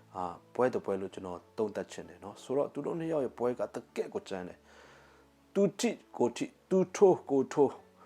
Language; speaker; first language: Burmese; native; Burmese